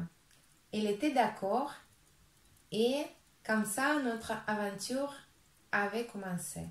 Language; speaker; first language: French; non-native, fluent; Russian